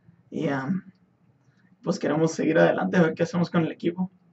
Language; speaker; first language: Spanish; native; Spanish